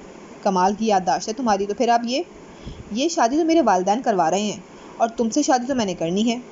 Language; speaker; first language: Urdu; native; Urdu